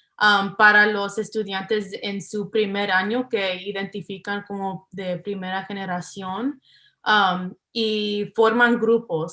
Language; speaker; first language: Spanish; early bilingual, heritage; English